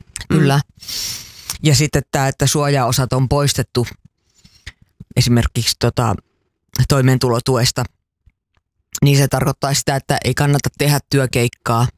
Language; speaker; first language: Finnish; native; Finnish